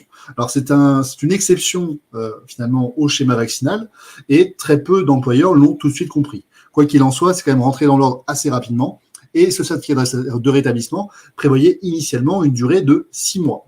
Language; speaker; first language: French; native; French